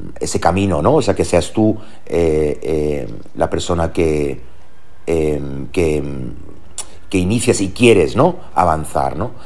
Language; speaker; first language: Spanish; early bilingual, heritage; Spanish